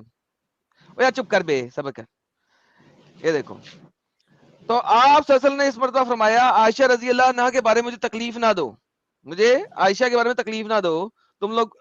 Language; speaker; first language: Hindi; native; Hindi